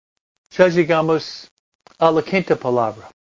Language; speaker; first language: Spanish; non-native, fluent; English